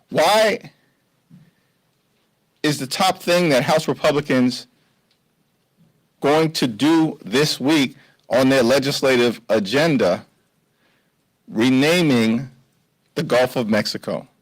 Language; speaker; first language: English; native; English